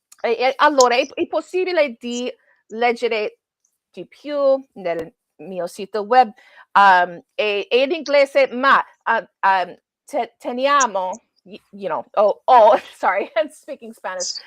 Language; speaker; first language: Italian; non-native, learner; English